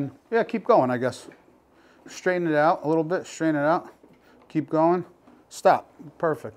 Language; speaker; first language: English; native; English